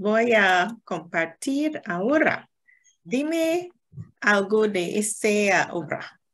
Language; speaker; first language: Spanish; non-native, learner; English